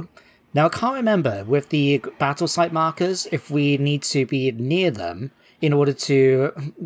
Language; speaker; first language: English; native; English